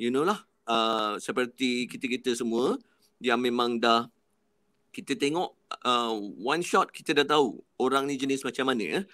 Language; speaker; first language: Malay; native; Malay